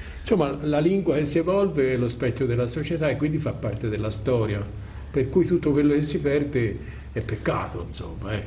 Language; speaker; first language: Italian; native; Italian